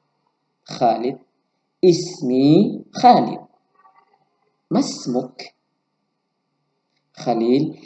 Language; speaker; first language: Arabic; non-native, learner; Indonesian